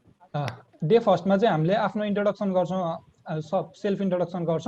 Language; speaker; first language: Nepali; native; Nepali